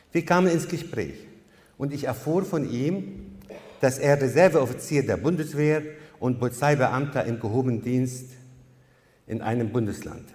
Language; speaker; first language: German; non-native, fluent; Arabic